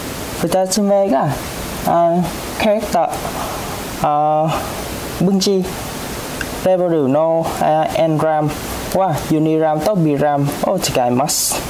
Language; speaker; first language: Japanese; non-native, learner; Vietnamese